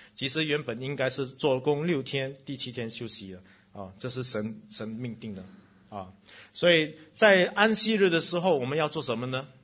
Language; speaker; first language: Chinese; native; Chinese